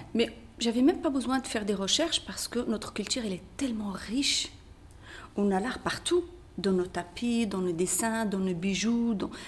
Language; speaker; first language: French; non-native, local second language; Berber languages